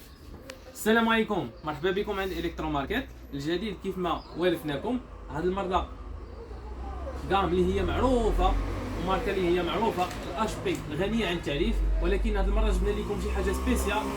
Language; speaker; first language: Arabic; native; Arabic